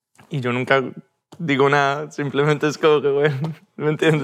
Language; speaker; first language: Spanish; early bilingual, heritage; Spanish